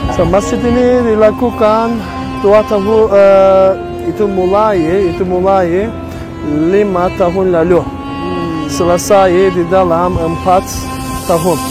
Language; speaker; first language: Indonesian; non-native, learner; Turkish